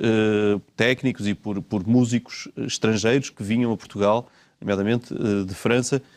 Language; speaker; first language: Portuguese; native; Portuguese